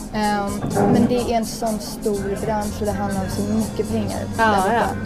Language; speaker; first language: Swedish; early bilingual, heritage; English